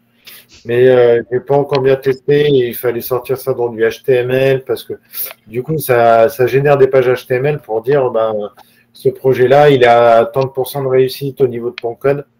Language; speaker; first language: French; native; French